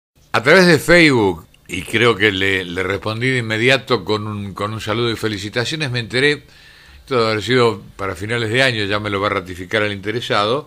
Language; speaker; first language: Spanish; native; Spanish